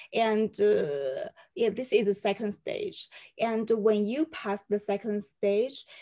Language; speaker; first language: English; non-native, fluent; Chinese